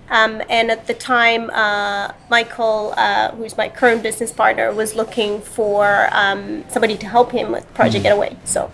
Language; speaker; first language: English; non-native, fluent; Romanian